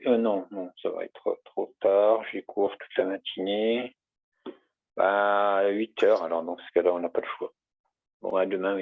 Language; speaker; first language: French; native; French